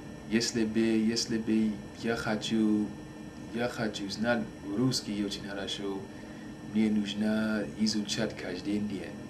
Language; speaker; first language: Russian; non-native, learner; English